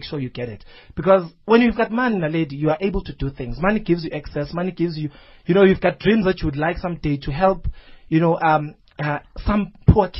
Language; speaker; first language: English; non-native, local second language; Zulu